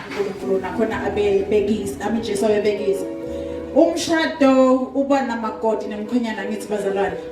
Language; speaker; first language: Zulu; non-native, local second language; Swati